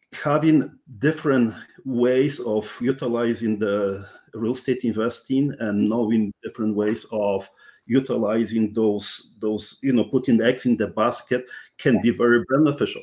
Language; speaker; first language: English; non-native, fluent; Polish